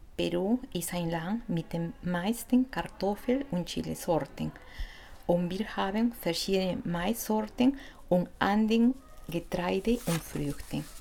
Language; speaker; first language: German; non-native, fluent; Spanish